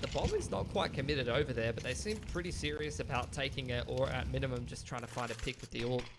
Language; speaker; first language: English; native; English